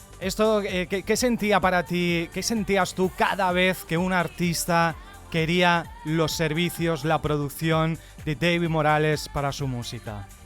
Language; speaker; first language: Spanish; native; Spanish